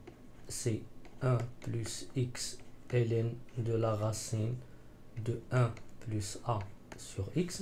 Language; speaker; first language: French; non-native, local second language; Arabic